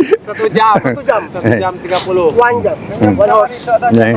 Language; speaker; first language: Indonesian; non-native, local second language; Sundanese